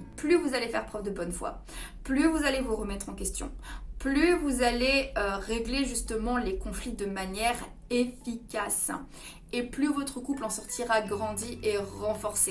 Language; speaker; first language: French; native; French